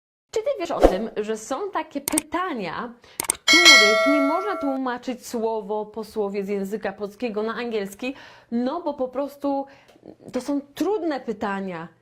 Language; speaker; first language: Polish; native; Polish